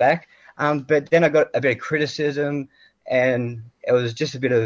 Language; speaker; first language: English; native; English